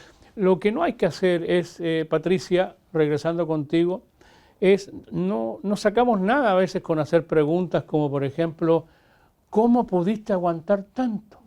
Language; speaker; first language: Spanish; native; Spanish